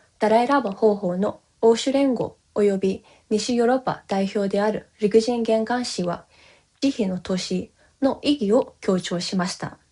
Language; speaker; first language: Japanese; non-native, fluent; Tibetan